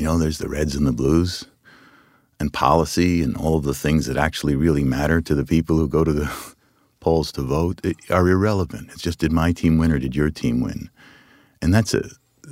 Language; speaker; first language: English; native; English